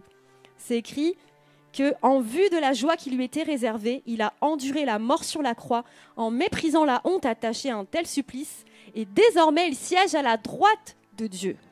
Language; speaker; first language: French; native; French